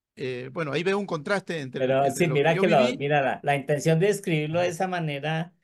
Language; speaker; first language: Spanish; native; Spanish